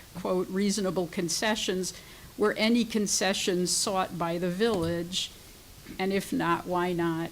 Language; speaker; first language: English; native; English